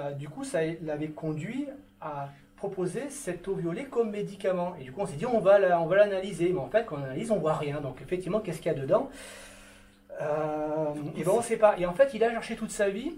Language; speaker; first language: French; native; French